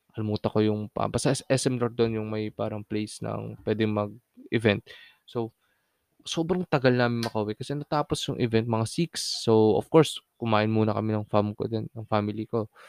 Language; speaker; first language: Filipino; non-native, local second language; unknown